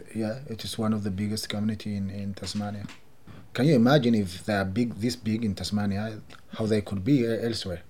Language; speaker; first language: English; non-native, fluent; Oromo